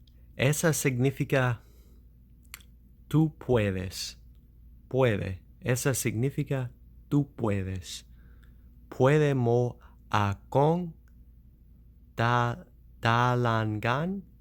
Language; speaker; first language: Spanish; non-native, learner; English